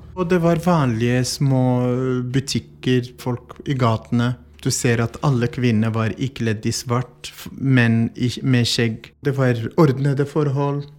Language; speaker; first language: Norwegian; non-native, fluent; Arabic